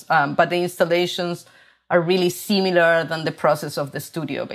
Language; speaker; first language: English; non-native, fluent; Spanish